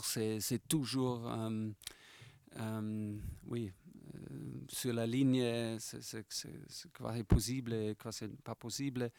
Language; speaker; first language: French; non-native, fluent; German